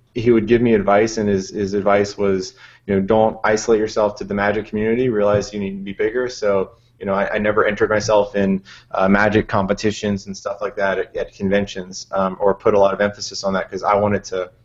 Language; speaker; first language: English; native; English